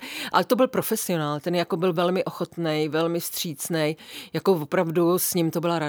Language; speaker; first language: Czech; native; Czech